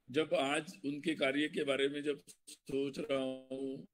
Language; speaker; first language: Hindi; non-native, local second language; Marathi